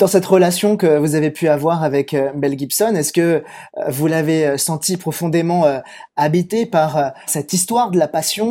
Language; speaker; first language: French; native; French